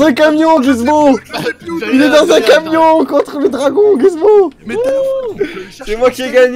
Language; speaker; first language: French; native; French